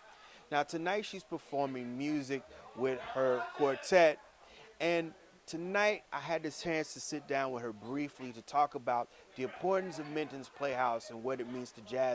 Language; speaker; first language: English; native; English